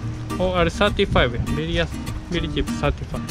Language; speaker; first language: English; non-native, learner; Japanese